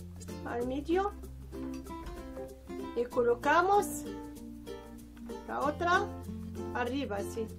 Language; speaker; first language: Spanish; non-native, fluent; Arabic